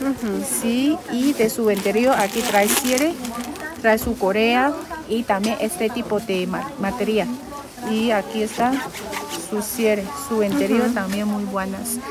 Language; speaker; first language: Spanish; non-native, learner; Chinese